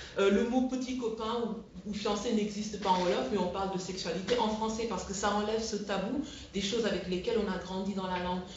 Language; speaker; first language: French; native; French